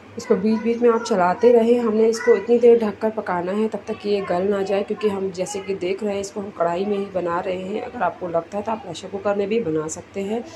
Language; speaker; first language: Hindi; native; Hindi